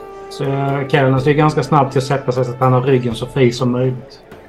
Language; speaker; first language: Swedish; native; Swedish